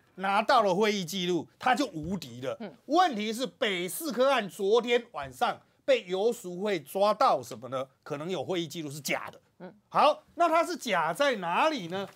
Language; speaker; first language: Chinese; native; Chinese